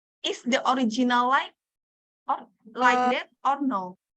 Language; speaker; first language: English; non-native, learner; Indonesian